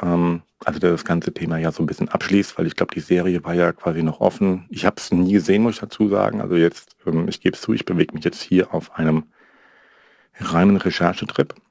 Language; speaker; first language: German; native; German